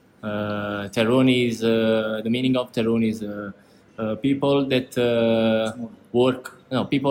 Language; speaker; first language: English; non-native, learner; Italian